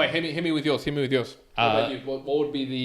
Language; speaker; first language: English; native; English